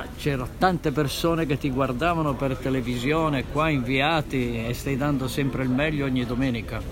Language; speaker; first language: Italian; native; Italian